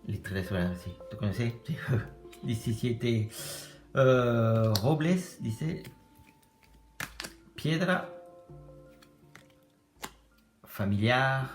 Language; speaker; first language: Spanish; non-native, learner; French